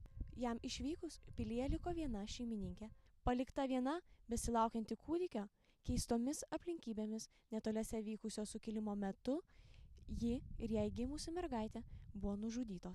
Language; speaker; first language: Lithuanian; native; Lithuanian